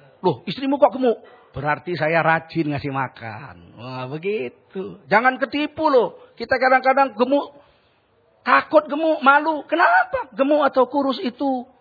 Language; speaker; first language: Indonesian; native; Indonesian